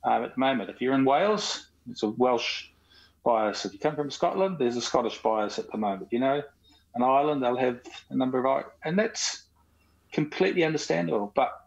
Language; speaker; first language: English; native; English